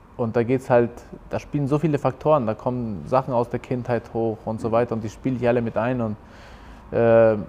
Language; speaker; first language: German; early bilingual, other home language; Albanian